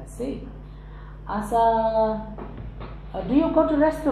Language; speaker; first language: English; non-native, local second language; Nepali